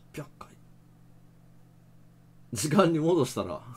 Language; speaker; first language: Japanese; native; Japanese